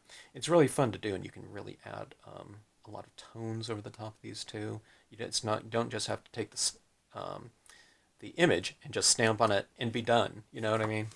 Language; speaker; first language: English; native; English